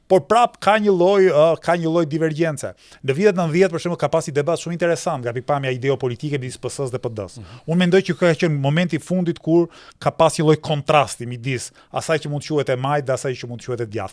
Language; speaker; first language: Albanian; native; Albanian